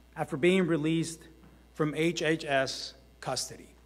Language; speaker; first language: English; early bilingual, other home language; Spanish